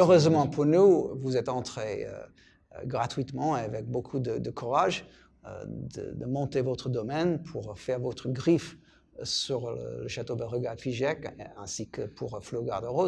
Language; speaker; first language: French; non-native, fluent; English